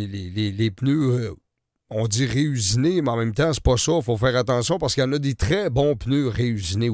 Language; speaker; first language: French; native; French